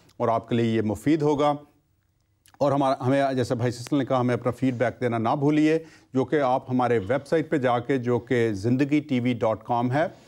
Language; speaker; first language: Urdu; non-native, local second language; Punjabi